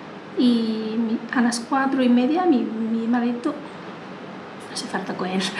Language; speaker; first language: Spanish; non-native, learner; Chinese